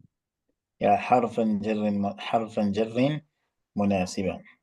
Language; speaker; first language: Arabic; non-native, fluent; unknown